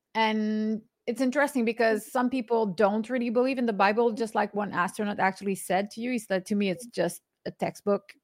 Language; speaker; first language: English; non-native, fluent; French